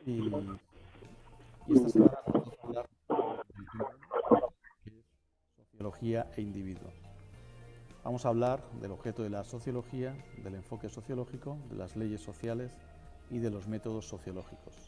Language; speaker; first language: Spanish; native; Spanish